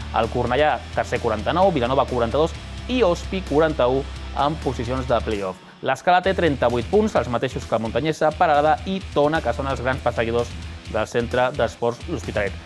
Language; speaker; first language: Catalan; native; Catalan